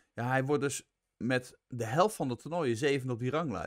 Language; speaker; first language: Dutch; native; Dutch